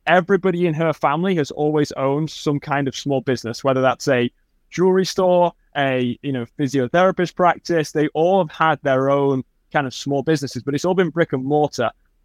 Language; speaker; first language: English; native; English